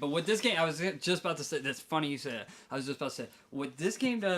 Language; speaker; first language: English; native; English